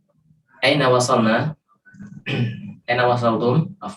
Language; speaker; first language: Arabic; non-native, fluent; Indonesian